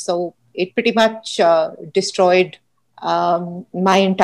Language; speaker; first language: English; non-native, local second language; Hindi